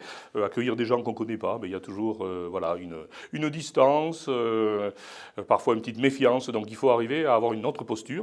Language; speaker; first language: French; native; French